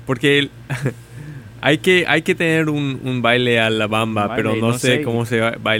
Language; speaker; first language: Spanish; non-native, learner; English